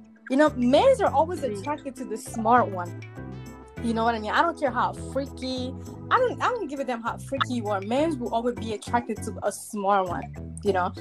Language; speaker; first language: English; early bilingual, other home language; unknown